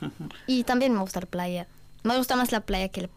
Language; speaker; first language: Spanish; non-native, learner; Ukrainian